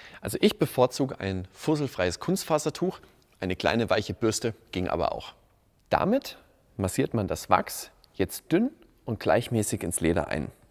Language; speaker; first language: German; native; German